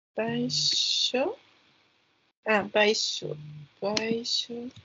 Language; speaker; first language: Portuguese; non-native, learner; Spanish